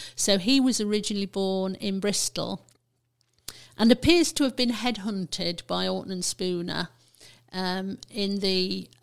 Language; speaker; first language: English; native; English